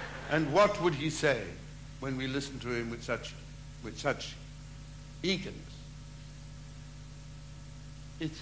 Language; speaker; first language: English; early bilingual, other home language; German